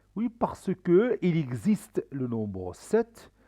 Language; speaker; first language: French; non-native, local second language; Arabic